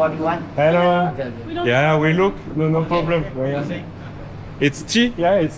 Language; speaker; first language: English; non-native, learner; French